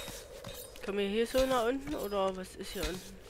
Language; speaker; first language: German; native; German